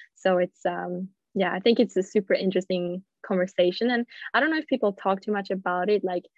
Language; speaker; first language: English; non-native, fluent; Swedish